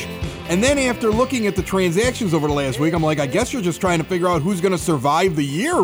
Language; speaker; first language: English; native; English